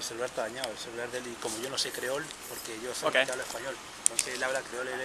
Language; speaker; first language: Spanish; native; Spanish